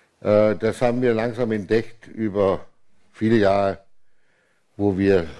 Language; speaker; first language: German; non-native, fluent; Danish